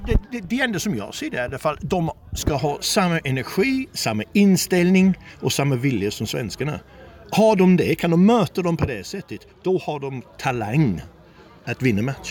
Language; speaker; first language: Swedish; non-native, fluent; English